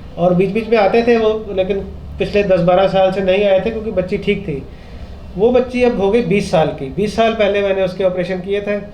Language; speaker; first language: Hindi; non-native, local second language; Punjabi